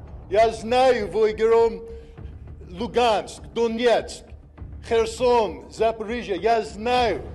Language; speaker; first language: Russian; non-native, learner; English